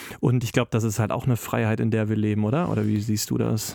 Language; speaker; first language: German; native; German